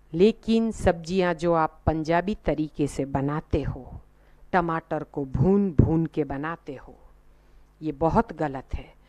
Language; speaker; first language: Hindi; non-native, local second language; Gujarati